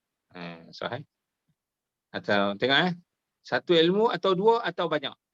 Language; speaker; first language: Indonesian; non-native, local second language; Malay